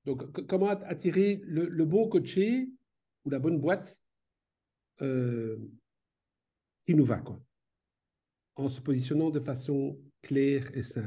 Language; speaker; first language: French; native; French